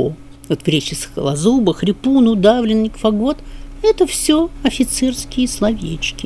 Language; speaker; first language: Russian; native; Russian